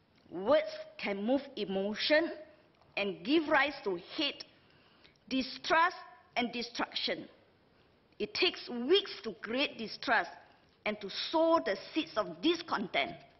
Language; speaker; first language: English; non-native, local second language; Chinese